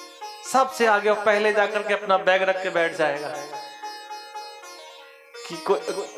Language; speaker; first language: Hindi; native; Hindi